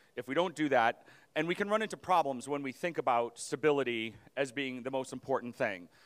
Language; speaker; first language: English; native; English